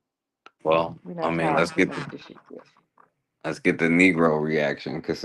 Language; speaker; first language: English; native; English